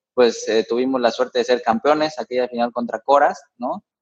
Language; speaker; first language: Spanish; native; Spanish